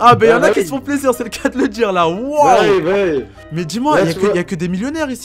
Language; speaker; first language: French; native; French